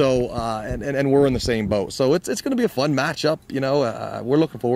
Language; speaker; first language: English; native; English